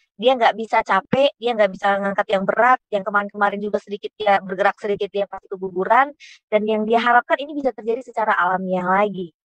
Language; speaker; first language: Indonesian; native; Indonesian